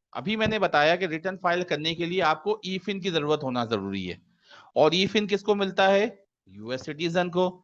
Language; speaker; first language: Urdu; native; Urdu